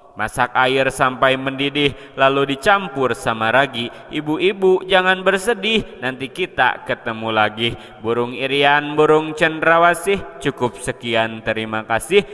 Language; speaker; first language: Indonesian; non-native, local second language; Sundanese